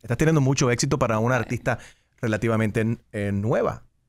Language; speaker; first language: Spanish; early bilingual, heritage; Spanish